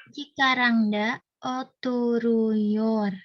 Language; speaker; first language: Turkish; non-native, learner; Indonesian